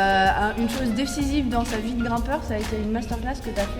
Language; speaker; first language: French; native; French